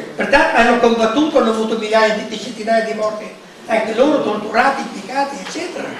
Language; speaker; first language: Italian; native; Italian